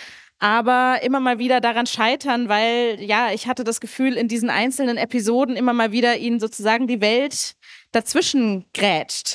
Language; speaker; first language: German; native; German